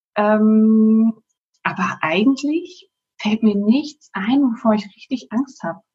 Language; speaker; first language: German; native; German